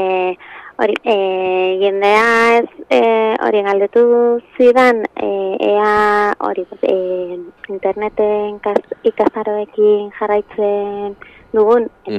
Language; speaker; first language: Basque; non-native, local second language; Spanish